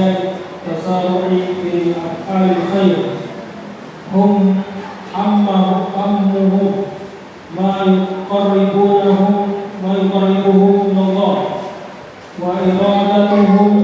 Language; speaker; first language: Arabic; non-native, fluent; Indonesian